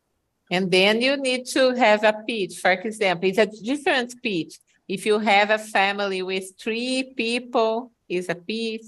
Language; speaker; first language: English; non-native, fluent; Portuguese